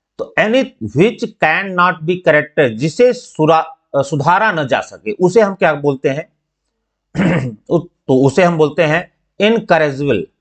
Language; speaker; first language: Hindi; native; Hindi